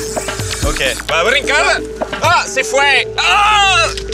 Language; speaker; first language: Spanish; non-native, learner; French